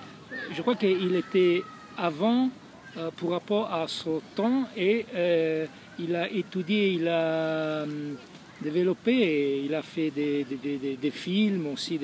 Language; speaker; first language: French; non-native, fluent; Italian